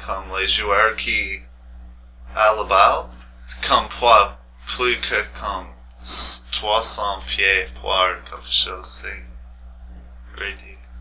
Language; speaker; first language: French; non-native, learner; English